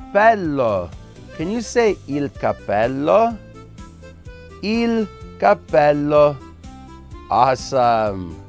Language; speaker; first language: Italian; early bilingual, heritage; English